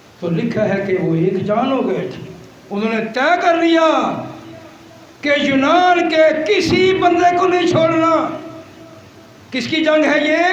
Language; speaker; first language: Urdu; non-native, local second language; Punjabi